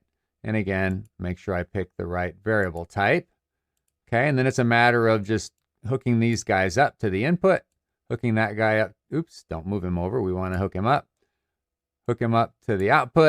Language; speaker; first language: English; native; English